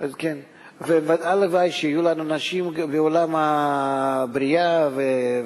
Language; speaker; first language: Hebrew; non-native, fluent; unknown